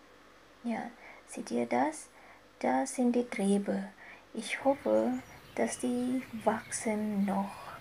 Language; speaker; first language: German; non-native, fluent; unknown